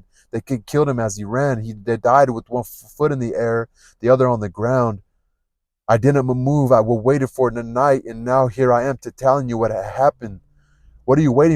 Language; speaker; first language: English; native; English